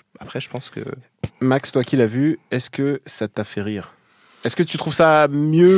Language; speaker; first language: French; native; French